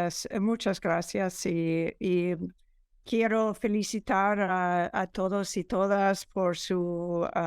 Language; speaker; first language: Spanish; non-native, fluent; English